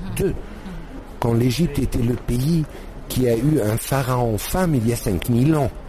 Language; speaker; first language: French; non-native, fluent; Arabic